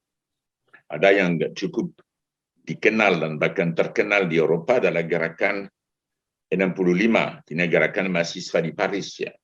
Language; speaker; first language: Indonesian; non-native, fluent; French